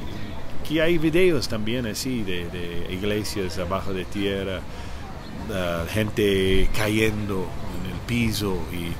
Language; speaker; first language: Spanish; non-native, learner; English